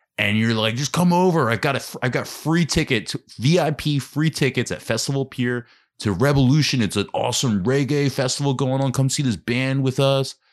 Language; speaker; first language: English; native; English